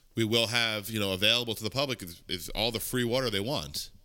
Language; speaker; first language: English; native; English